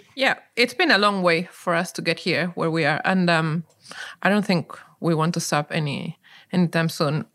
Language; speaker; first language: English; non-native, fluent; Spanish